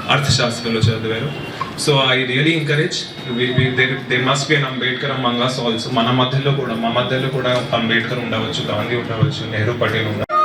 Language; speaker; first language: Telugu; non-native, local second language; Hindi